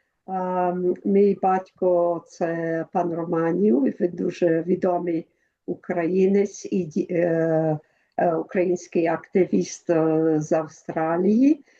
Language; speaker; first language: Ukrainian; early bilingual, other home language; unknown